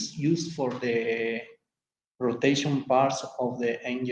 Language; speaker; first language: English; non-native, learner; Spanish